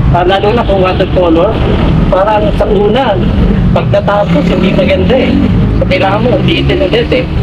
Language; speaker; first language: Filipino; native; Filipino